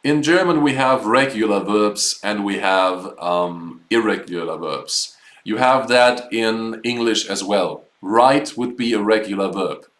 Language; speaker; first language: English; non-native, fluent; German